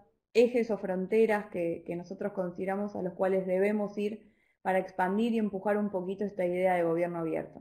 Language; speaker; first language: Spanish; native; Spanish